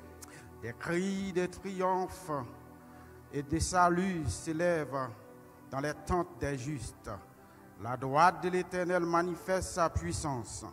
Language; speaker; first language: French; non-native, local second language; Haitian Creole